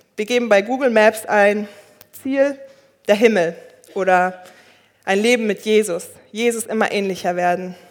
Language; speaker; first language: German; early bilingual, other home language; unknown